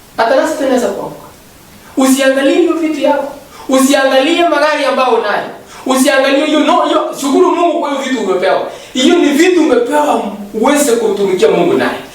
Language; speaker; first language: Swahili; non-native, local second language; Kalenjin